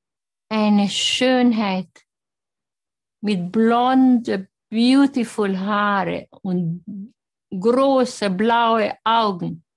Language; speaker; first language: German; non-native, learner; Hungarian